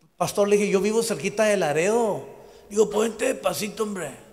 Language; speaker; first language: Spanish; native; Spanish